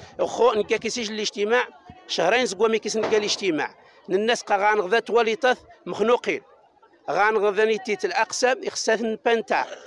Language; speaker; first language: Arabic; native; Arabic